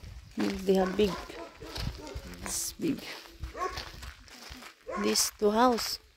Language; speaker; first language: English; non-native, learner; Filipino